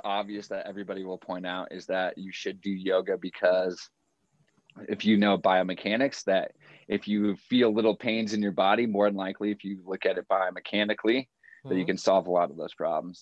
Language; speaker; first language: English; native; English